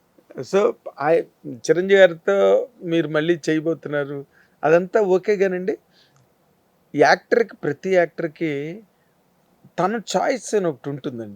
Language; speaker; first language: Telugu; native; Telugu